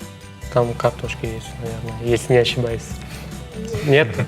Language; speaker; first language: Russian; non-native, learner; Turkmen